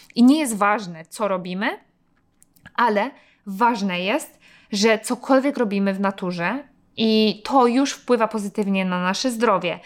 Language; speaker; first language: Polish; native; Polish